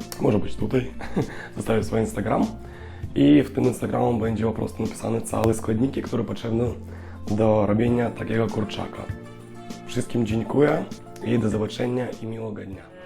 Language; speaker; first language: Polish; non-native, learner; Russian